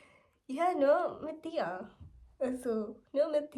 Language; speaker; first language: German; non-native, learner; Malayalam